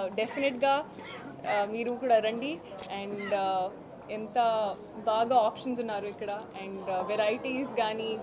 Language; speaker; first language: Telugu; non-native, learner; Hindi